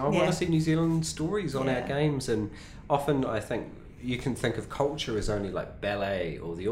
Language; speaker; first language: English; native; English